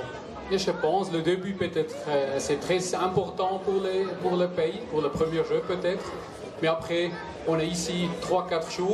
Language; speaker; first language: French; non-native, learner; German